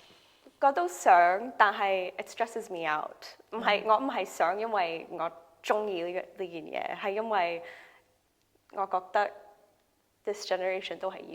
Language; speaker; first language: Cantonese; non-native, local second language; English